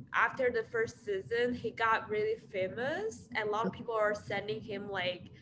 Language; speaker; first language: English; non-native, fluent; Chinese